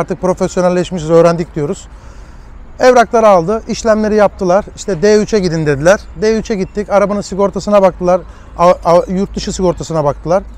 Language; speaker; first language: Turkish; early bilingual, heritage; Turkish